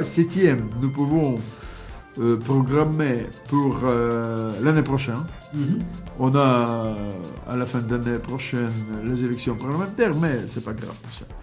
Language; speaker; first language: French; non-native, fluent; Russian